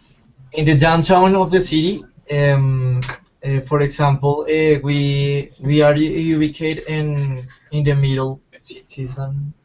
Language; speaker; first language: English; non-native, learner; Spanish